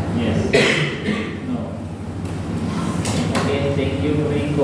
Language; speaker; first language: English; non-native, fluent; Indonesian